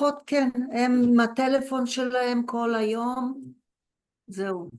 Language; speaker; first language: Hebrew; early bilingual, other home language; Polish